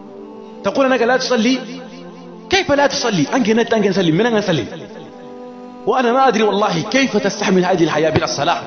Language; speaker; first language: Arabic; non-native, fluent; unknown